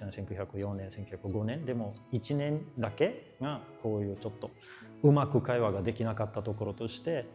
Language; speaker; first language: Japanese; non-native, fluent; Russian